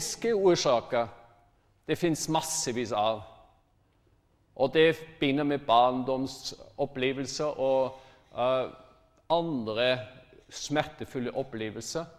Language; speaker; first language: Norwegian; non-native, fluent; German